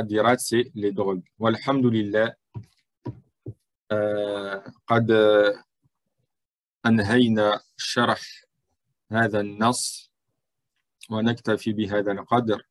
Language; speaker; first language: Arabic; non-native, fluent; French